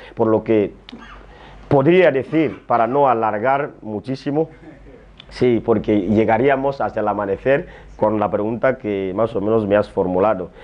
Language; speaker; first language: Spanish; non-native, local second language; Fang